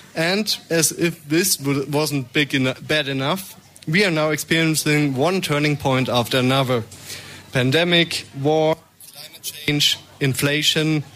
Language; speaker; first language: English; non-native, fluent; German